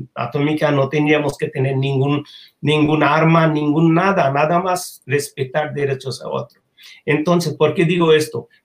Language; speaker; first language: Spanish; non-native, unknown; Bangla